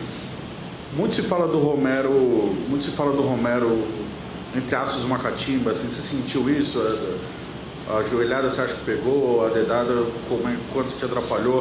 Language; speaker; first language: Portuguese; native; Portuguese